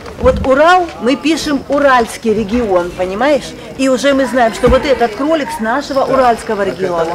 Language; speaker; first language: Russian; native; Russian